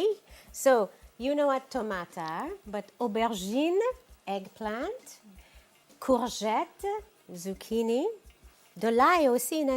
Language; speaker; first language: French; non-native, fluent; English